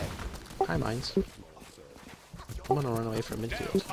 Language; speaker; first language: English; native; English